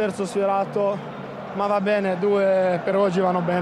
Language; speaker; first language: Italian; non-native, learner; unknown